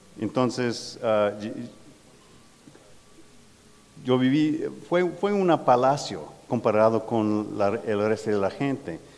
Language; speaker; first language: Spanish; non-native, learner; English